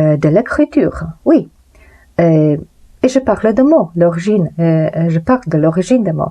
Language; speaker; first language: French; non-native, fluent; Polish